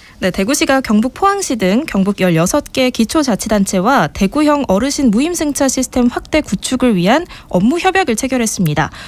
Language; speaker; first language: Korean; native; Korean